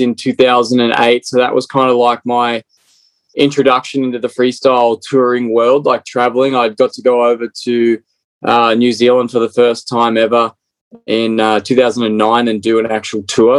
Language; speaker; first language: English; native; English